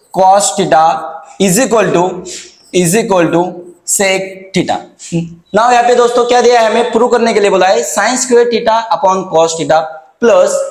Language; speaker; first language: Hindi; non-native, local second language; Marathi